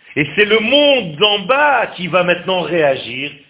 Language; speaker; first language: French; non-native, fluent; Hebrew